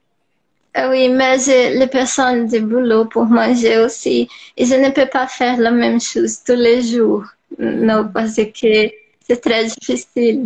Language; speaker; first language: French; non-native, learner; Portuguese